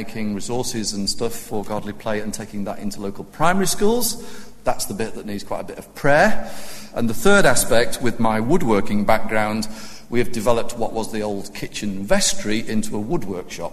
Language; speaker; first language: English; native; English